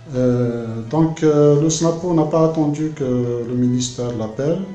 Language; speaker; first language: French; non-native, local second language; Arabic